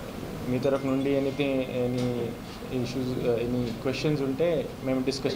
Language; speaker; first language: Telugu; non-native, fluent; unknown